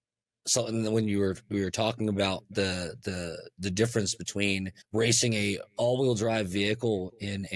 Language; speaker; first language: English; native; English